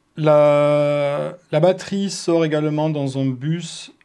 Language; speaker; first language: French; native; French